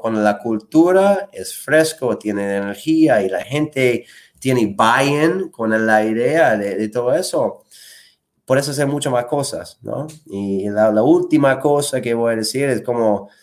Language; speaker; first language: Spanish; non-native, fluent; English